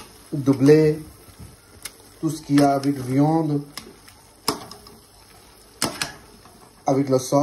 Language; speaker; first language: French; non-native, learner; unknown